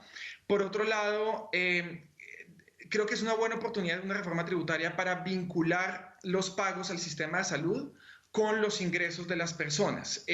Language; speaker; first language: Spanish; native; Spanish